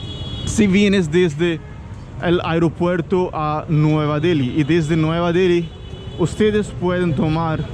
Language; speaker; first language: Spanish; non-native, learner; Hindi